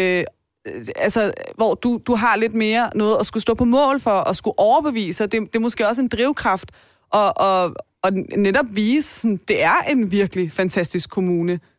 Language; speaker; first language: Danish; early bilingual, other home language; Persian